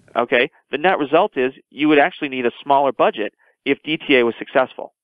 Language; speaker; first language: English; native; English